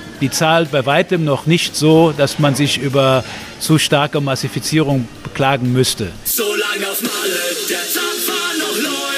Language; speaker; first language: German; native; German